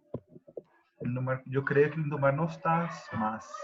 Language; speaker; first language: Spanish; non-native, fluent; Portuguese